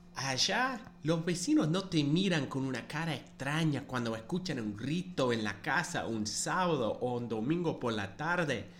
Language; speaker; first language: Spanish; non-native, fluent; English